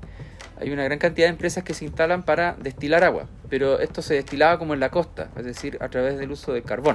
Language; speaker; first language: Spanish; native; Spanish